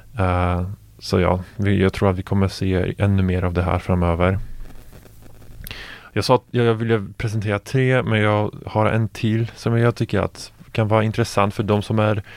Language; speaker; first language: Swedish; non-native, fluent; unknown